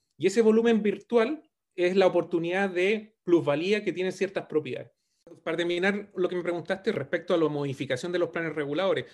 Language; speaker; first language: Spanish; native; Spanish